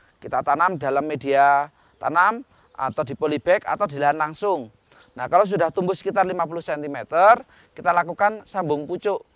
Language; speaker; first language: Indonesian; non-native, local second language; Javanese